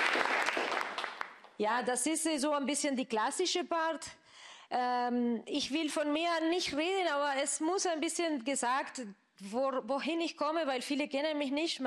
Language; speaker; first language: German; non-native, fluent; Spanish